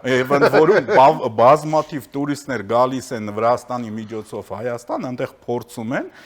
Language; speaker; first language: Armenian; native; Armenian